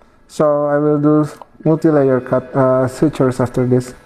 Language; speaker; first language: English; non-native, local second language; Indonesian